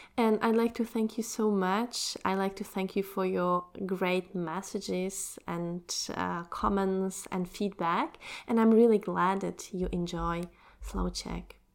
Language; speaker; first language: English; non-native, fluent; Czech